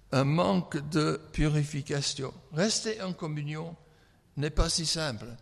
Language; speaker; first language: French; non-native, fluent; English